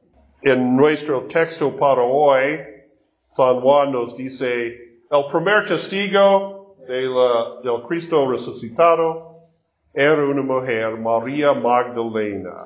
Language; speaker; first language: Spanish; non-native, learner; English